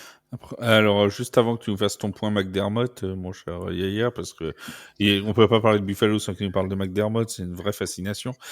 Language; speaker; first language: French; native; French